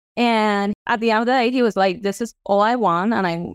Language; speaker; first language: English; non-native, fluent; Spanish